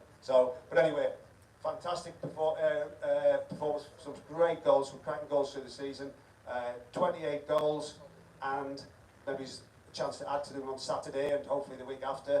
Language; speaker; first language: English; native; English